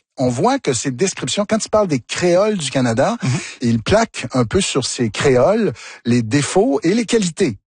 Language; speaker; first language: French; native; French